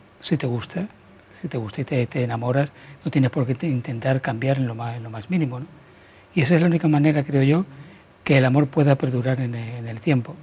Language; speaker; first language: Spanish; native; Spanish